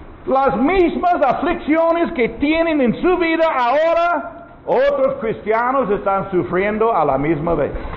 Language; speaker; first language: Spanish; non-native, learner; English